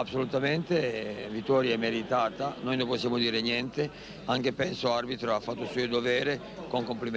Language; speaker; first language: Italian; non-native, fluent; Serbian